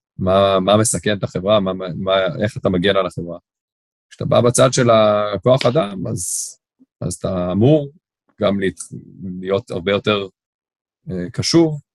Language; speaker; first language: Hebrew; native; Hebrew